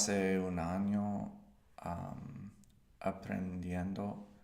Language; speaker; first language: Spanish; non-native, learner; English